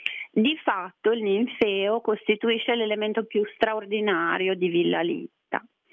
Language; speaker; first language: Italian; native; Italian